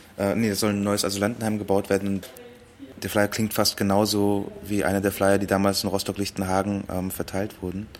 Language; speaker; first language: German; early bilingual, other home language; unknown